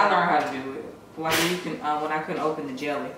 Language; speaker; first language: English; native; English